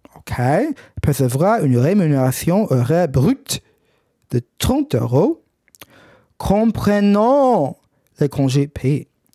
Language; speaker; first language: French; non-native, fluent; English